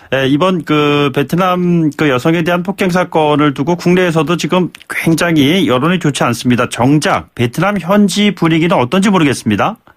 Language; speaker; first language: Korean; native; Korean